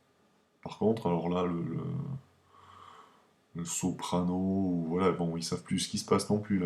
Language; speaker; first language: French; native; French